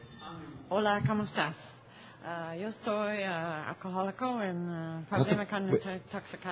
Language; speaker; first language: Spanish; non-native, learner; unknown